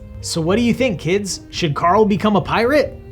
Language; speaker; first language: English; native; English